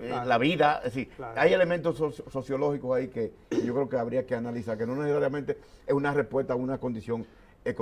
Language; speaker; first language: Spanish; native; Spanish